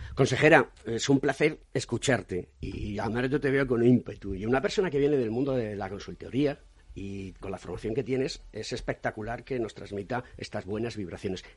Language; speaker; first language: Spanish; native; Spanish